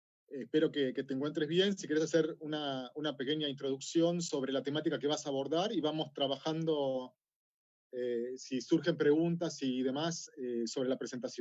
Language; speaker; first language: Spanish; native; Spanish